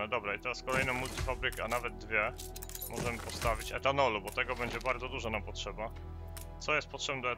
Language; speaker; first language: Polish; native; Polish